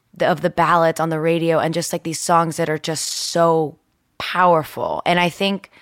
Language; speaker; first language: English; early bilingual, other home language; Spanish